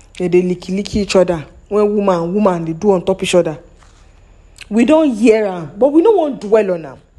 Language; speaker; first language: Nigerian Pidgin; non-native, local second language; Yoruba